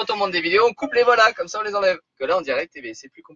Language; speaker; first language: French; native; French